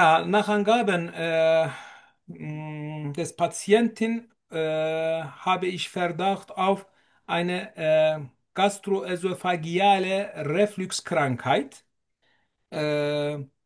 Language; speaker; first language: German; non-native, fluent; Turkish